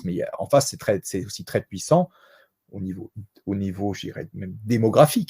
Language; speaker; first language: French; native; French